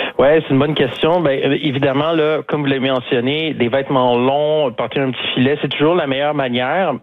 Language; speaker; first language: French; native; French